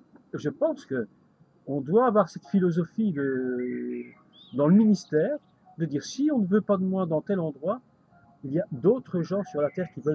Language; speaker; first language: French; native; French